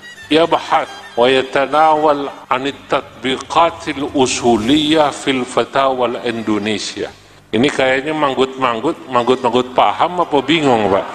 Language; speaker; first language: Indonesian; native; Indonesian